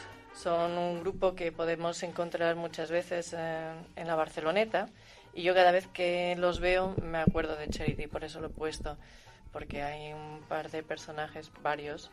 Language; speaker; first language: Spanish; native; Spanish